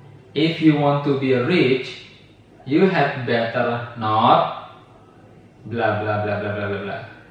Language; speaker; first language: English; non-native, fluent; Indonesian